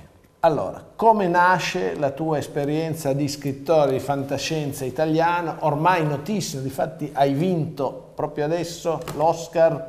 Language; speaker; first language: Italian; native; Italian